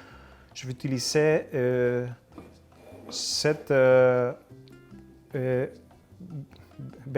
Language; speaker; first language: French; non-native, fluent; Spanish